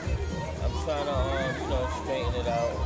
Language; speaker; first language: English; native; English